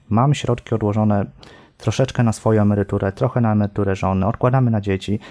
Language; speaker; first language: Polish; native; Polish